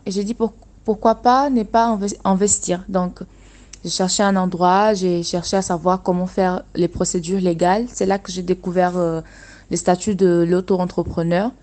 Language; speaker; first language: French; non-native, fluent; Portuguese